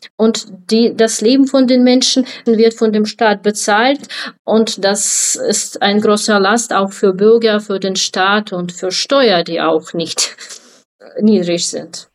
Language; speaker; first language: German; non-native, fluent; Ukrainian